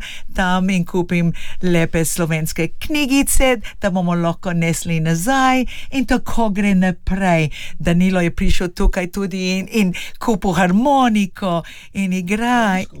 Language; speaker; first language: Slovenian; early bilingual, heritage; Slovenian